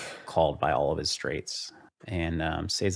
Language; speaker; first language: English; native; English